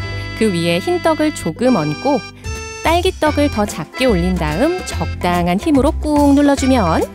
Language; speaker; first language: Korean; native; Korean